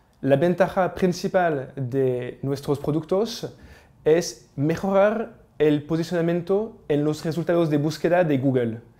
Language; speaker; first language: Spanish; non-native, fluent; French